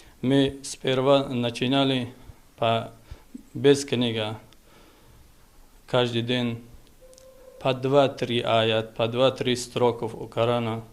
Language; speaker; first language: Russian; non-native, learner; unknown